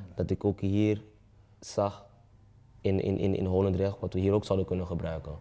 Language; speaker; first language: Dutch; early bilingual, other home language; Papiamento